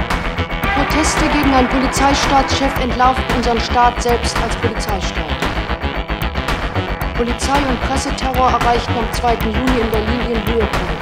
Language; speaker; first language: German; native; German